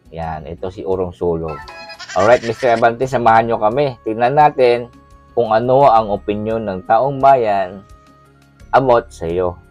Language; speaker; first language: Filipino; non-native, local second language; Cebuano